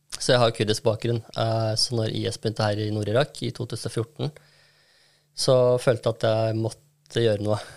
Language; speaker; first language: Norwegian; early bilingual, other home language; Kurdish